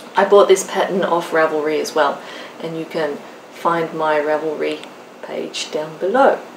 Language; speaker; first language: English; native; English